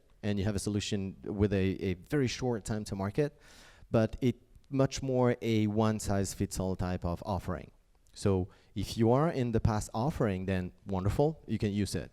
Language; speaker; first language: English; non-native, fluent; French